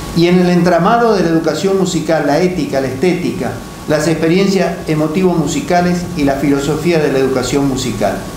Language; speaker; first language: Spanish; native; Spanish